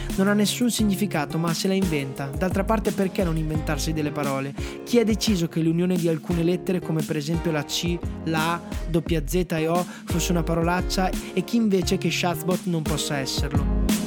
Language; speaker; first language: Italian; native; Italian